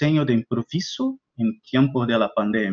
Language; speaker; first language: Spanish; non-native, learner; Portuguese